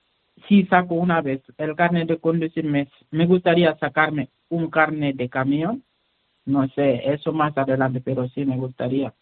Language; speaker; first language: Spanish; non-native, learner; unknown